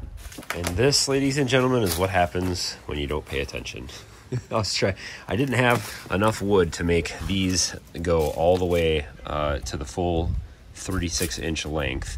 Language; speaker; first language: English; native; English